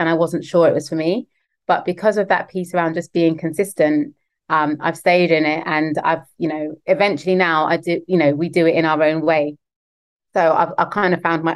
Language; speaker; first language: English; native; English